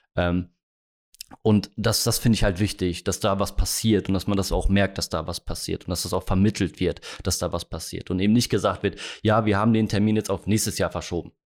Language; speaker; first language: German; native; German